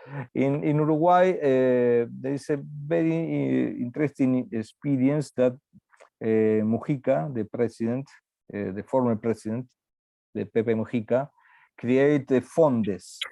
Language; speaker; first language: English; non-native, learner; Spanish